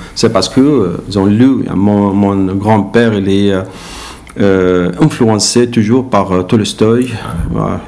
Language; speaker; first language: French; non-native, learner; Arabic